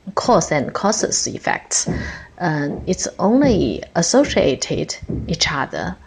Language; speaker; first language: English; non-native, fluent; Chinese